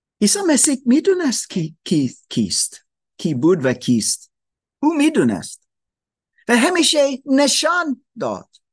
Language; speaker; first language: Persian; non-native, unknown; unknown